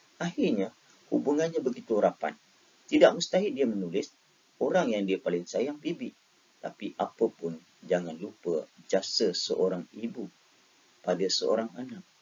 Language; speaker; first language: Malay; native; Malay